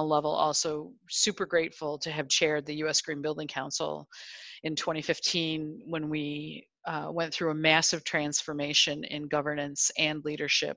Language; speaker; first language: English; native; English